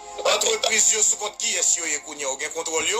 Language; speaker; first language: Haitian Creole; native; Haitian Creole